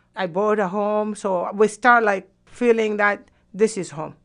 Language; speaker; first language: English; non-native, fluent; Arabic